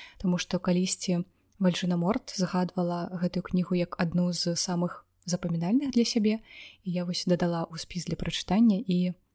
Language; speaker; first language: Belarusian; non-native, local second language; Russian